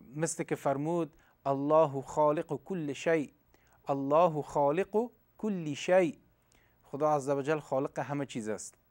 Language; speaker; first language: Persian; non-native, local second language; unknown